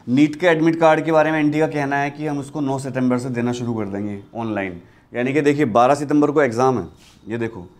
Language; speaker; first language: Hindi; native; Hindi